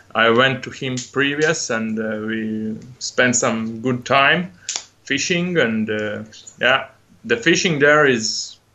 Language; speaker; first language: English; non-native, learner; Latvian